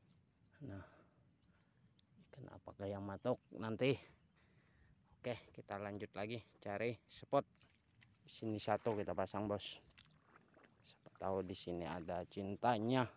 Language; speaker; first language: Indonesian; native; Indonesian